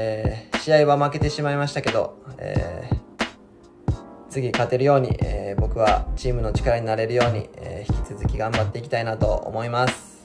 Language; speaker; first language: Japanese; native; Japanese